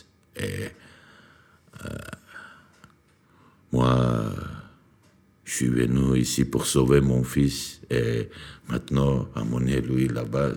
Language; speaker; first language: French; non-native, learner; Georgian